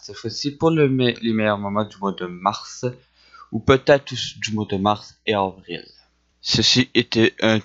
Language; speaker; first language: French; native; French